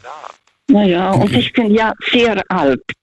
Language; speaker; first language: German; non-native, learner; Russian